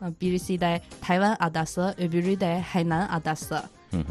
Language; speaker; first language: Turkish; non-native, fluent; Chinese